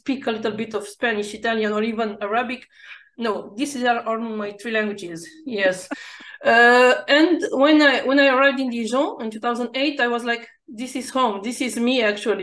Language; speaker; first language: English; non-native, fluent; Romanian